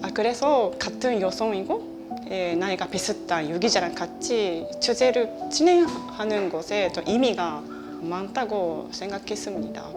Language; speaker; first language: Korean; non-native, fluent; Japanese